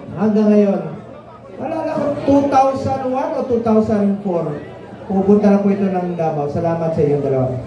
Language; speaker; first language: Filipino; non-native, local second language; Cebuano